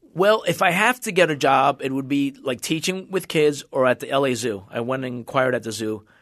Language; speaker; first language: English; native; English